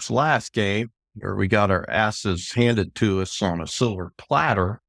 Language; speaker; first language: English; native; English